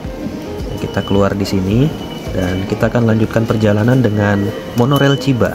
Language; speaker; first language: Indonesian; native; Indonesian